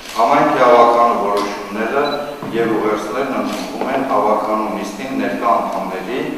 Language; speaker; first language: Armenian; native; Armenian